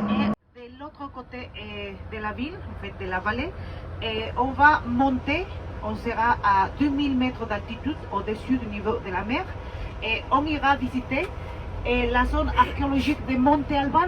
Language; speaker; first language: French; non-native, fluent; Spanish